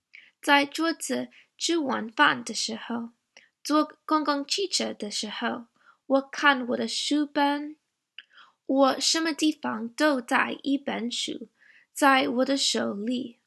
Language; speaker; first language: Chinese; non-native, learner; English